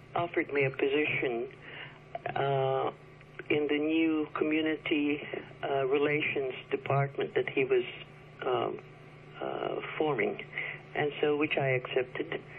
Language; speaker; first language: English; early bilingual, other home language; Chinese